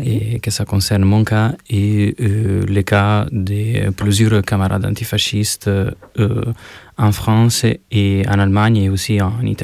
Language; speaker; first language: French; non-native, learner; Albanian